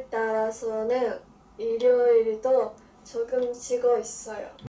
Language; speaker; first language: Korean; non-native, learner; Japanese